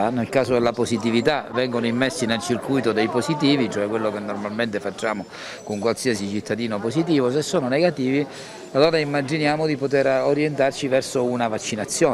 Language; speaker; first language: Italian; native; Italian